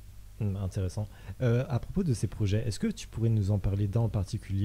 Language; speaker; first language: French; native; French